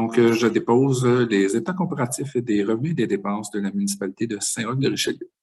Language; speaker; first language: French; native; French